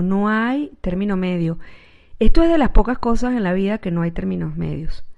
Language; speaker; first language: Spanish; native; Spanish